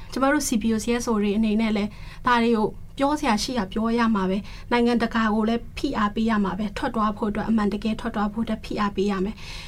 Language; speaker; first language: Burmese; non-native, local second language; Shan